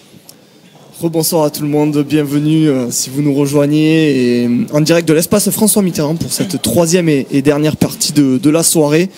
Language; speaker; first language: French; native; French